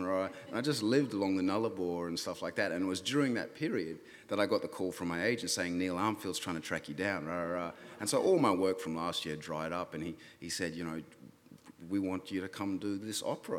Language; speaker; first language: English; native; English